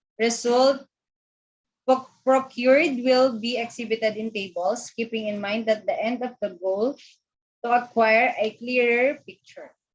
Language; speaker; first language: English; non-native, local second language; Filipino